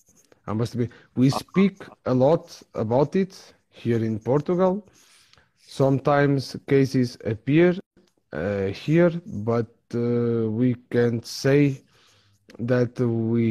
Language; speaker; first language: English; non-native, fluent; Portuguese